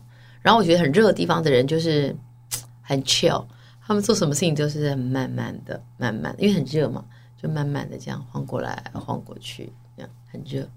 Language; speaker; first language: Chinese; native; Chinese